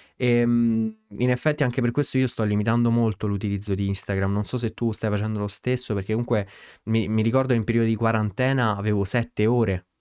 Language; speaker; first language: Italian; early bilingual, other home language; Romanian